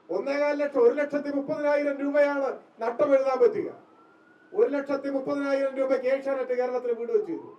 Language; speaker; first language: Malayalam; native; Malayalam